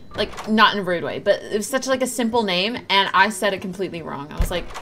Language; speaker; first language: English; native; English